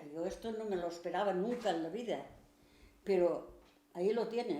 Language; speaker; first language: Spanish; native; Spanish